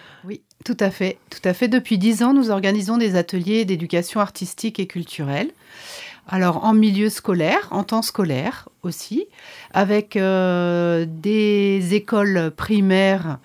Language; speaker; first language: French; native; French